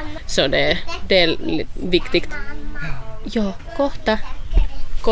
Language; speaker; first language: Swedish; non-native, local second language; Finnish